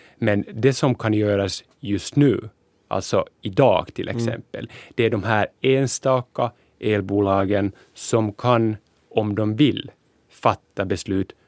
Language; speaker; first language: Swedish; non-native, local second language; Finnish